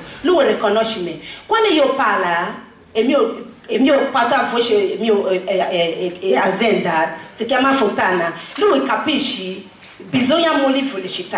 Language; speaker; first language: Italian; non-native, learner; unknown